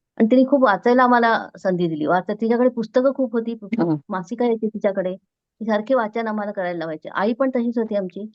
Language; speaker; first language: Marathi; non-native, local second language; Konkani